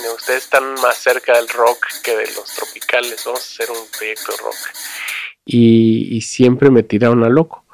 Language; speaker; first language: Spanish; native; Spanish